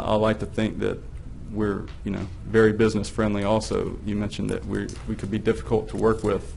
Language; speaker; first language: English; native; English